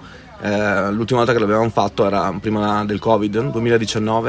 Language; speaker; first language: Italian; native; Italian